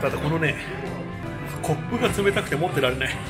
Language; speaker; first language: Japanese; native; Japanese